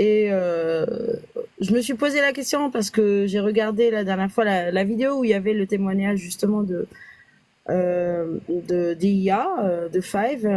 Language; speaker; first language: French; native; French